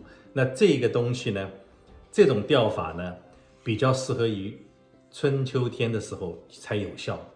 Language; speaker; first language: Chinese; native; Chinese